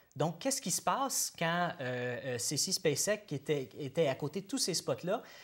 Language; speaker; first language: French; native; French